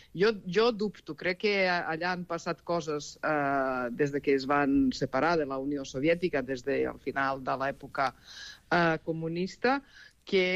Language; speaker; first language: Catalan; non-native, fluent; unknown